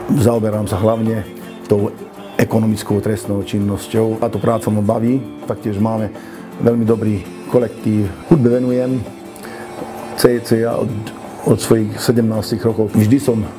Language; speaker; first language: Slovak; non-native, local second language; Hungarian